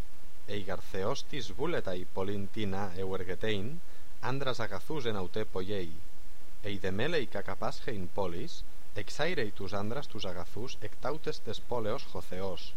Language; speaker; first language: Greek; non-native, fluent; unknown